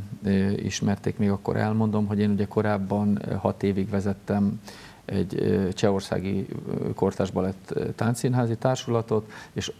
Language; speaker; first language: Hungarian; native; Hungarian